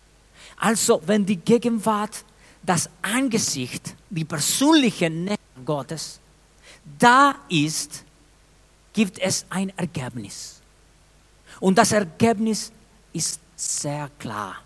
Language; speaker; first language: German; non-native, fluent; Spanish